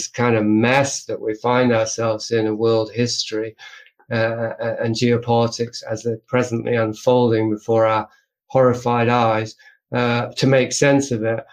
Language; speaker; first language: English; native; English